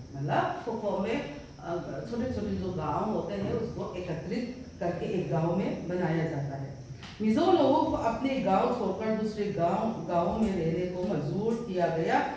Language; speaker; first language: Hindi; non-native, local second language; Mizo